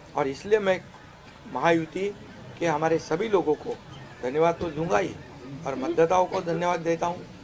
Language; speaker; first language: Hindi; non-native, local second language; Marathi